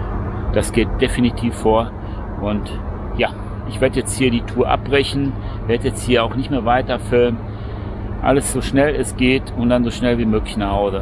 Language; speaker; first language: German; native; German